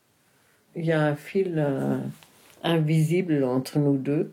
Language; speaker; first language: French; non-native, fluent; Spanish